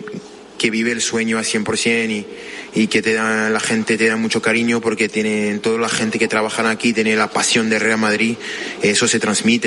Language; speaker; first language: Spanish; non-native, fluent; French